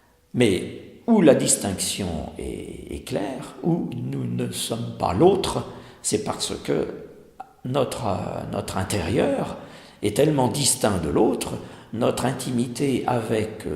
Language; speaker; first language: French; native; French